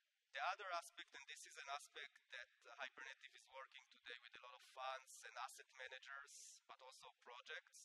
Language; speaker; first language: English; non-native, fluent; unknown